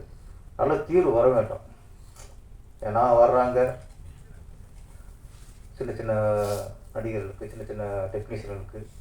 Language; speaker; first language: Tamil; native; Tamil